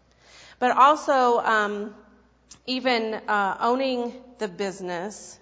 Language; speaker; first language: English; native; English